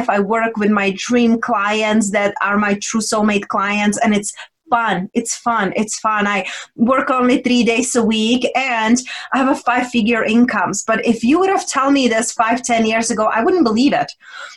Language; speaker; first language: English; non-native, fluent; Czech